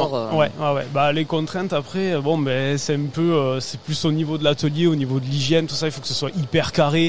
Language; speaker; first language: French; native; French